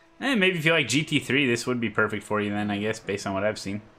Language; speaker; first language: English; native; English